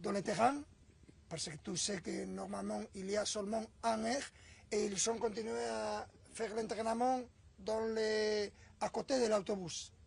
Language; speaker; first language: French; non-native, fluent; Spanish